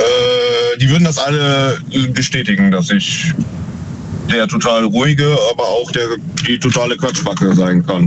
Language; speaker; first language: German; native; German